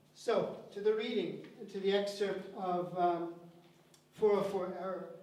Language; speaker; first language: English; early bilingual, other home language; Czech